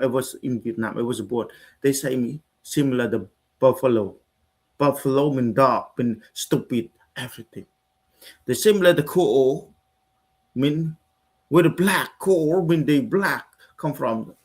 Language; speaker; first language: English; non-native, learner; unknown